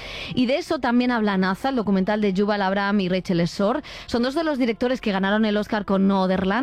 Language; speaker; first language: Spanish; native; Spanish